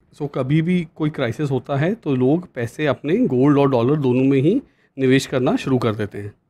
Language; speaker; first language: Hindi; native; Hindi